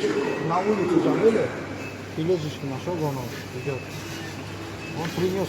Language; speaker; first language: Russian; non-native, learner; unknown